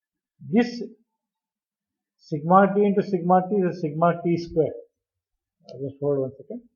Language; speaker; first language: English; non-native, local second language; Kannada